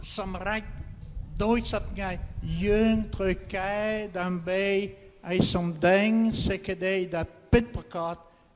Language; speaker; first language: Khmer; non-native, fluent; French